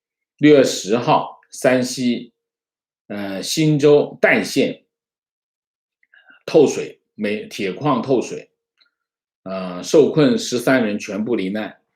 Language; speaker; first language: Chinese; native; Chinese